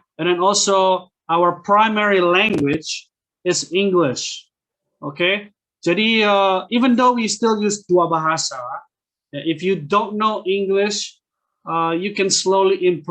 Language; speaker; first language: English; non-native, fluent; Indonesian